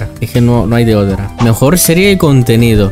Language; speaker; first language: Spanish; native; Spanish